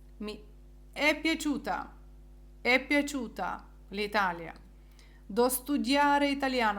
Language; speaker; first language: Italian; non-native, fluent; Ukrainian